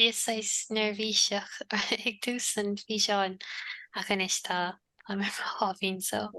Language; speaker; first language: Irish; native; Irish